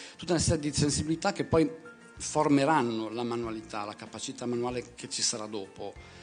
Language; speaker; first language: Italian; native; Italian